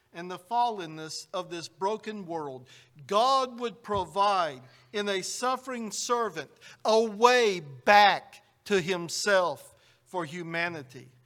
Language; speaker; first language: English; native; English